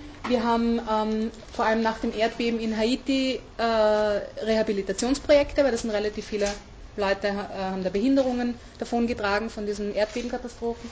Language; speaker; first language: German; native; German